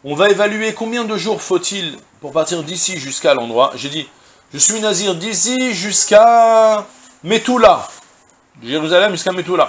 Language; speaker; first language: French; native; French